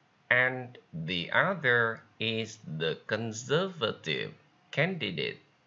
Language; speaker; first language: English; non-native, fluent; Vietnamese